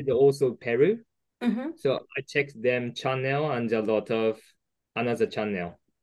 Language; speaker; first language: English; non-native, learner; Japanese